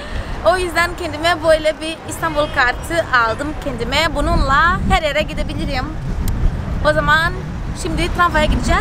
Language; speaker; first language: Turkish; non-native, fluent; Portuguese